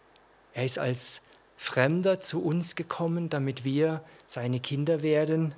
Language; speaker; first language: German; native; German